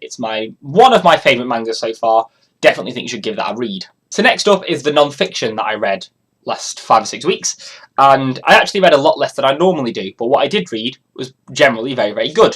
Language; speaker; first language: English; native; English